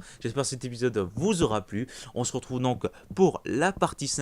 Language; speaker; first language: French; native; French